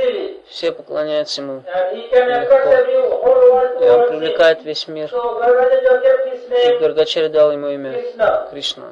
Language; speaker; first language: Russian; non-native, fluent; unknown